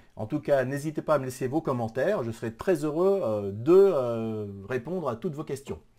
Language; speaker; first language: French; native; French